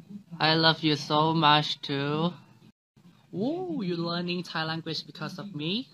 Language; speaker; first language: English; non-native, learner; Thai